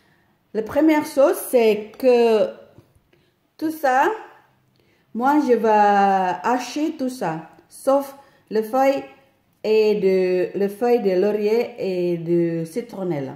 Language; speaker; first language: French; non-native, fluent; Indonesian